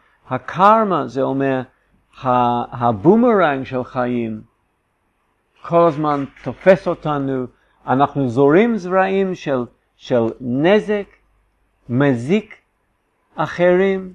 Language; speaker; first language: Hebrew; non-native, fluent; English